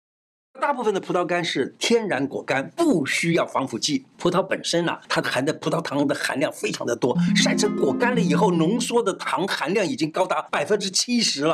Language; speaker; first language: Chinese; native; Chinese